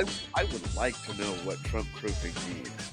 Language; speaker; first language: English; native; English